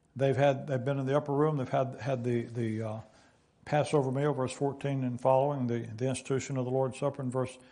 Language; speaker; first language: English; native; English